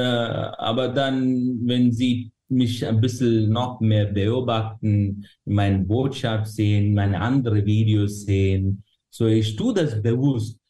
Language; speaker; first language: German; non-native, fluent; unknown